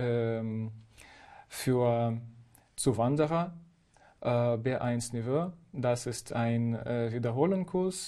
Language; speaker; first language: German; non-native, fluent; Ukrainian